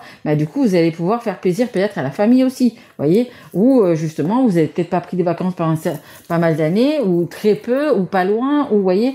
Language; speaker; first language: French; native; French